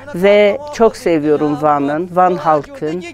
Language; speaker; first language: Turkish; non-native, learner; Armenian